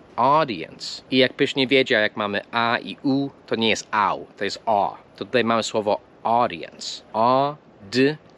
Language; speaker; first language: Polish; non-native, fluent; English